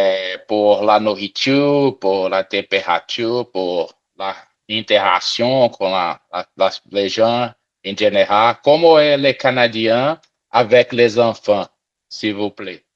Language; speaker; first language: French; non-native, learner; Portuguese